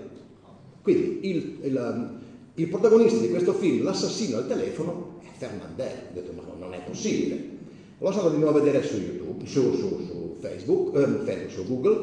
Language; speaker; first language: Italian; native; Italian